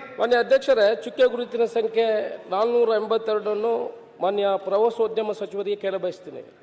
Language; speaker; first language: Kannada; non-native, local second language; Tulu